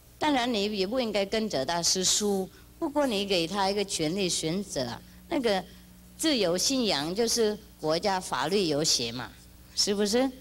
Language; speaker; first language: Chinese; non-native, fluent; Vietnamese